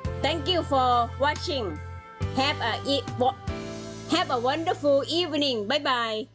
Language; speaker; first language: English; non-native, learner; Thai